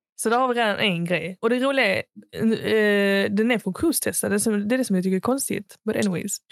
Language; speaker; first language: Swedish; early bilingual, other home language; Arabic